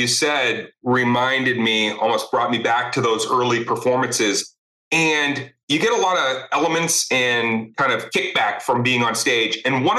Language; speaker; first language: English; native; English